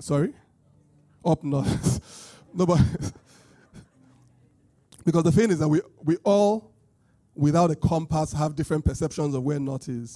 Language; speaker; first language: English; non-native, local second language; Bini